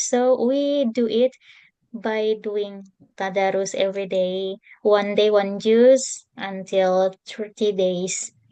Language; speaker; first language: English; non-native, fluent; Indonesian